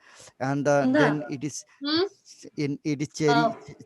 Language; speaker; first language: English; non-native, local second language; Bangla